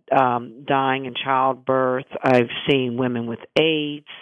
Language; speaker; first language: English; native; English